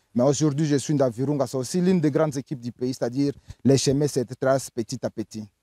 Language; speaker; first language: French; non-native, local second language; Swahili